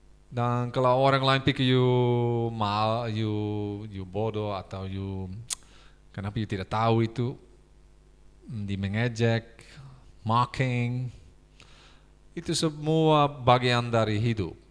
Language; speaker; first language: Indonesian; non-native, fluent; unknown